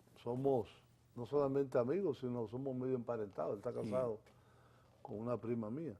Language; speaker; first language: Spanish; native; Spanish